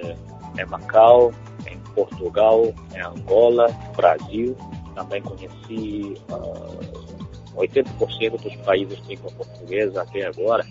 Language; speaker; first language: Portuguese; non-native, fluent; Chinese